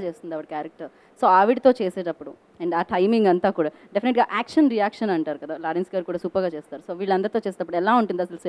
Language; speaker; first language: Telugu; native; Telugu